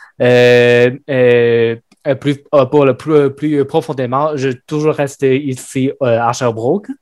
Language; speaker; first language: French; non-native, learner; Chinese